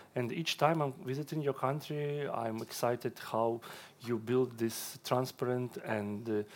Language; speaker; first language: English; non-native, fluent; Russian